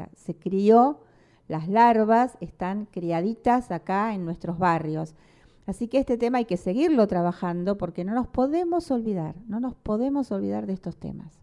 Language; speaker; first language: Spanish; native; Spanish